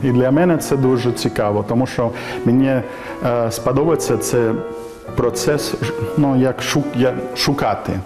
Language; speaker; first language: Ukrainian; non-native, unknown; English